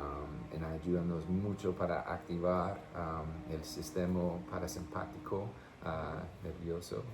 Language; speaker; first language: Spanish; non-native, fluent; English